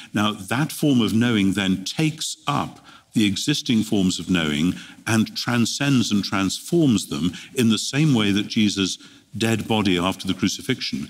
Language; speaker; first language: English; native; English